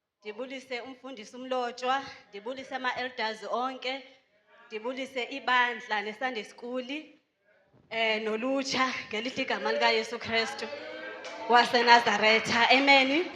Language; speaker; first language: Zulu; non-native, local second language; Xhosa